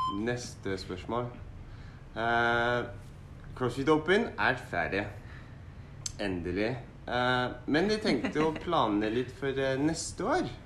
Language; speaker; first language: Norwegian; non-native, fluent; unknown